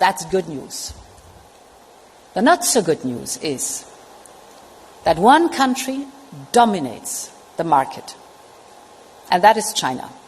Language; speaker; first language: English; non-native, fluent; German